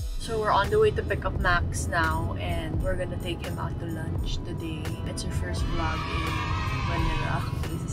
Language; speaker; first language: English; non-native, local second language; Filipino